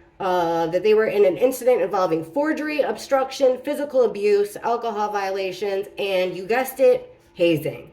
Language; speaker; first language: English; native; English